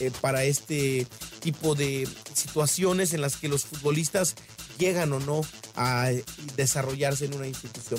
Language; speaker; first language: Spanish; native; Spanish